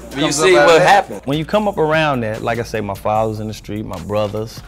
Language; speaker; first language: English; native; English